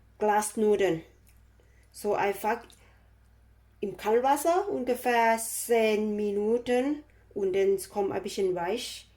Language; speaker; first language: German; non-native, learner; Thai